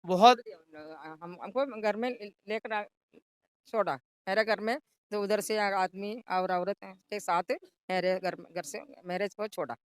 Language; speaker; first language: Hindi; non-native, local second language; Malayalam